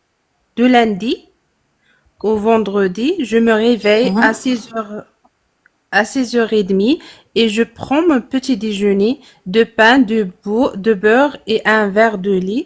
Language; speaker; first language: French; non-native, learner; Arabic